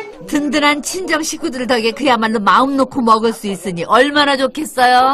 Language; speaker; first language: Korean; native; Korean